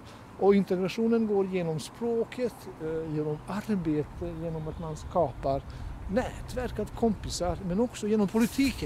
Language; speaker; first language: Swedish; non-native, fluent; Bosnian